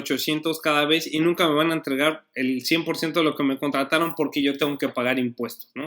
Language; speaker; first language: Spanish; native; Spanish